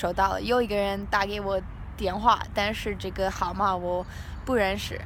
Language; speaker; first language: Chinese; non-native, learner; English